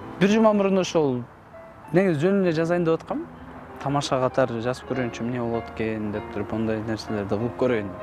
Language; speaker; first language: Kyrgyz; native; Kyrgyz